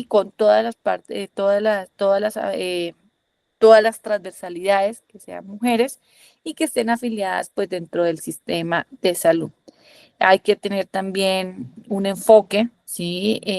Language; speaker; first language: Spanish; native; Spanish